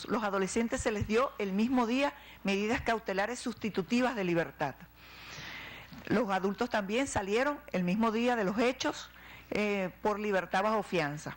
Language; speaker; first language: Spanish; native; Spanish